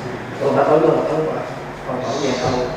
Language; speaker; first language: Indonesian; native; Indonesian